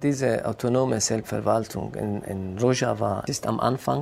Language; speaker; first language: German; non-native, fluent; Kurdish